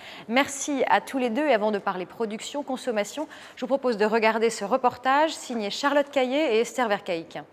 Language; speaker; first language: French; native; French